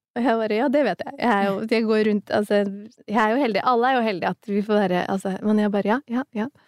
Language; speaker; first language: Norwegian; early bilingual, other home language; Somali